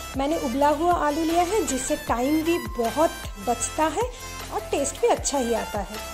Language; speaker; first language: Hindi; non-native, local second language; Bangla